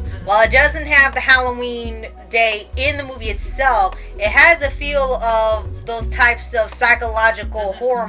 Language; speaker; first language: English; native; English